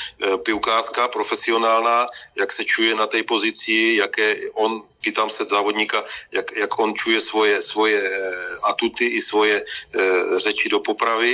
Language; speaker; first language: Polish; non-native, learner; Czech